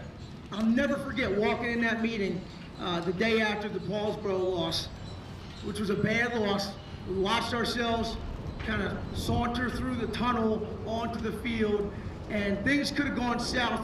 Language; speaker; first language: English; native; English